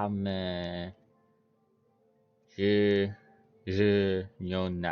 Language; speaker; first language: Chinese; non-native, learner; English